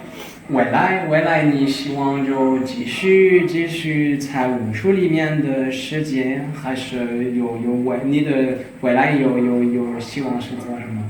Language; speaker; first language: Chinese; non-native, learner; French